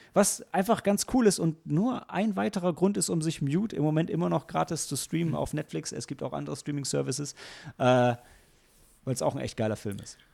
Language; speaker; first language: German; native; German